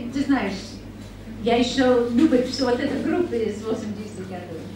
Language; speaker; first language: Russian; non-native, learner; English